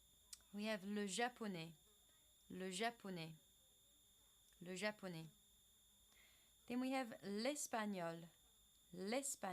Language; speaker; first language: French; non-native, fluent; English